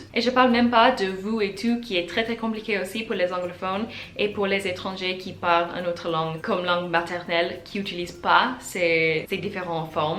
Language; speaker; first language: French; non-native, learner; English